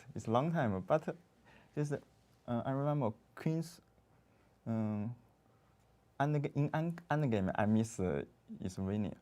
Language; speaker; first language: English; non-native, learner; Chinese